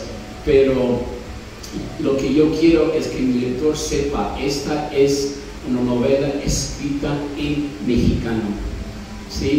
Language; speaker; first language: Spanish; non-native, fluent; English